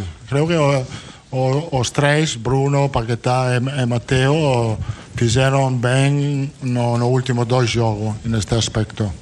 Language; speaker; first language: Portuguese; non-native, fluent; Italian